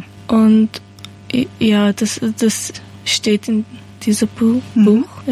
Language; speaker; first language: German; non-native, learner; Persian